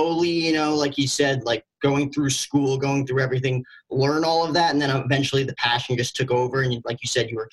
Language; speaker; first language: English; native; English